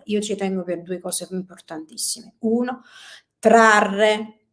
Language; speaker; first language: Italian; native; Italian